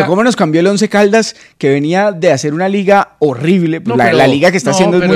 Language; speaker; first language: Spanish; native; Spanish